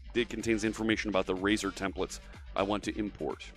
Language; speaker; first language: English; native; English